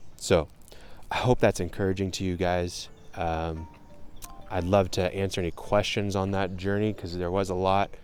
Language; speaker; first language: English; native; English